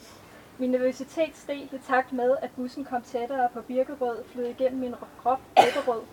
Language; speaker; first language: Danish; native; Danish